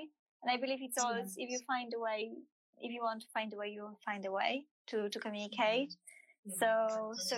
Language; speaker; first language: English; non-native, fluent; Polish